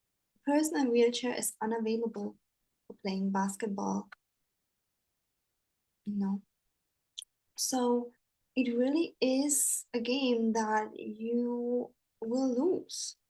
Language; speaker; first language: English; non-native, fluent; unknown